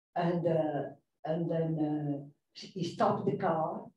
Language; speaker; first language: English; non-native, fluent; Italian